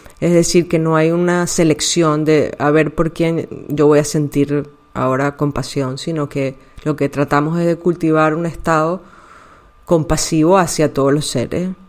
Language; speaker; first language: Spanish; native; Spanish